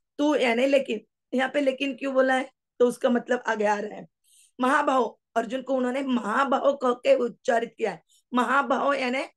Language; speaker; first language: Hindi; non-native, local second language; Marathi